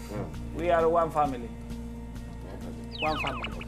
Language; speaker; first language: English; non-native, learner; Spanish